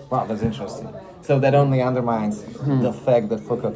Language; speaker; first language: English; non-native, fluent; Slovak